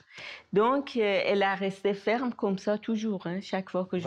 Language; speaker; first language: French; non-native, fluent; Persian